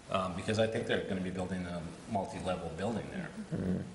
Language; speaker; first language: English; native; English